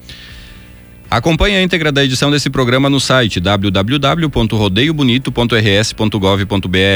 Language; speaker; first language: Portuguese; native; Portuguese